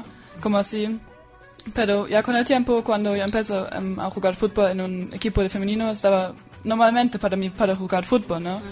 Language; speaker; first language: Spanish; non-native, fluent; German